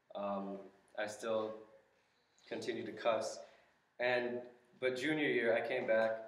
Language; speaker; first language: English; native; English